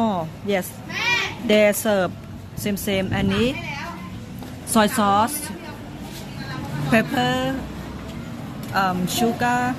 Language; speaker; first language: English; non-native, learner; Thai